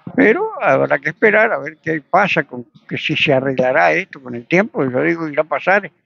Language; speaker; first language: Spanish; native; Spanish